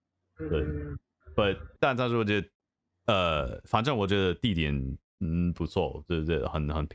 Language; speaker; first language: Chinese; non-native, fluent; English